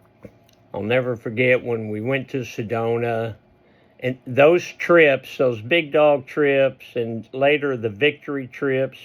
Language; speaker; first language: English; native; English